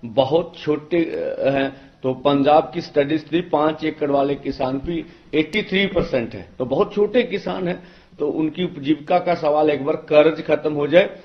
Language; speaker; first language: Hindi; non-native, local second language; Punjabi